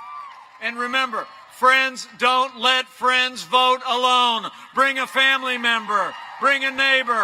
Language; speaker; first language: English; native; English